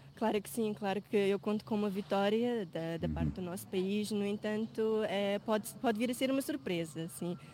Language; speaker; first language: Portuguese; early bilingual, other home language; Uzbek